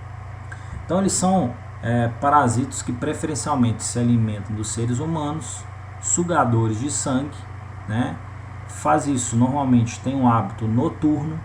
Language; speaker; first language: Portuguese; native; Portuguese